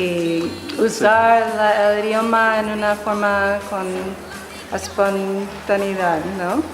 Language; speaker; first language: Spanish; non-native, fluent; English